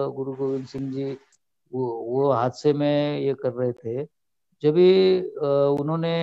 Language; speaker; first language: Hindi; non-native, local second language; Marathi